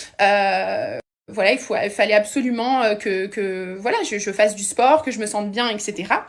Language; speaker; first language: French; native; French